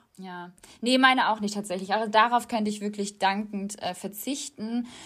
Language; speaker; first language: German; native; German